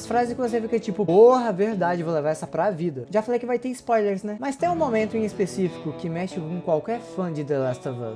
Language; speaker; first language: Portuguese; native; Portuguese